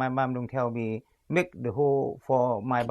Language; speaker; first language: English; non-native, learner; Lao